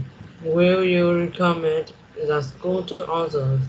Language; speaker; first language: English; non-native, learner; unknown